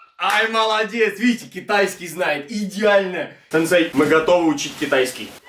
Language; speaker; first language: Russian; native; Russian